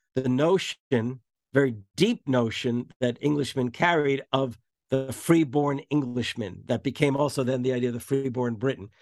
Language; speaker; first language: English; native; English